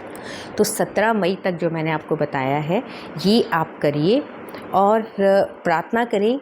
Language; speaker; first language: Hindi; native; Hindi